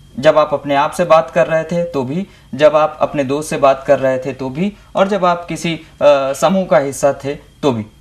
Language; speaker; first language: Hindi; native; Hindi